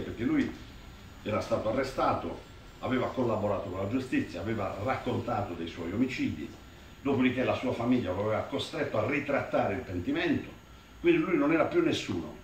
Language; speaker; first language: Italian; native; Italian